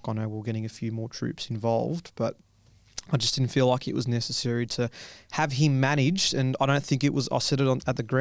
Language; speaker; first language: English; native; English